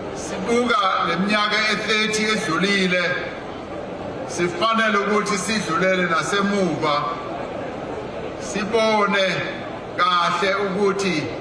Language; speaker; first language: Zulu; non-native, local second language; Venda